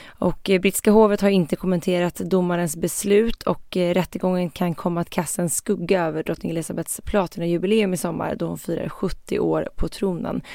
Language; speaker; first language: Swedish; native; Swedish